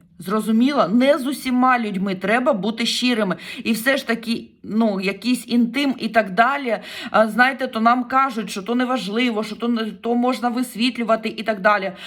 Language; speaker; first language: Ukrainian; non-native, local second language; Russian